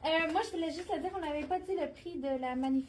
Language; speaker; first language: French; native; French